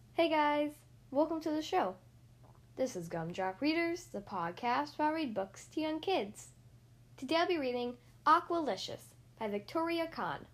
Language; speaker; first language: English; native; English